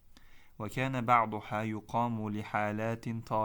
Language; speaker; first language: Arabic; non-native, fluent; Uzbek